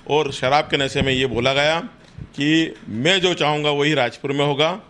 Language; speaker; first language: Hindi; native; Hindi